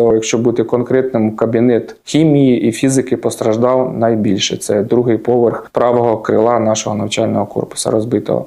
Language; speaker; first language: Ukrainian; native; Ukrainian